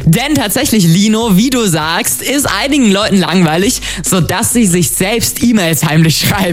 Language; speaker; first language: German; native; German